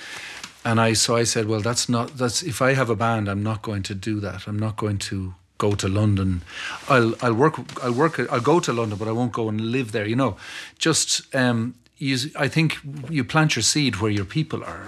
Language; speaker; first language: English; non-native, local second language; Irish